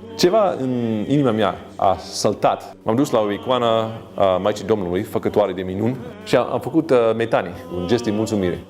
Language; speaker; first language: Romanian; non-native, fluent; English